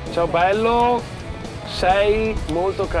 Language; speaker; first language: Italian; native; Italian